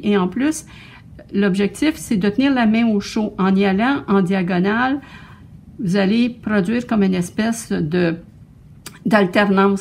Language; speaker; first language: French; native; French